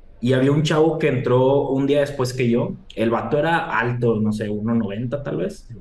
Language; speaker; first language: Spanish; native; Spanish